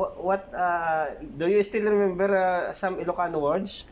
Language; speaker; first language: English; non-native, local second language; Filipino